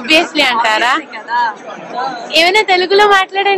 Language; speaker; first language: Telugu; native; Telugu